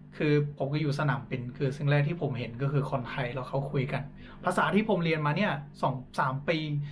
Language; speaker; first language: Thai; non-native, fluent; English